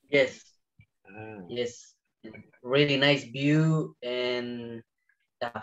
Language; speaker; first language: English; non-native, learner; Spanish